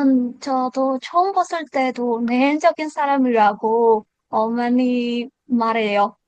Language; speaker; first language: Korean; non-native, learner; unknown